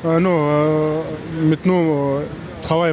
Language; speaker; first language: French; non-native, learner; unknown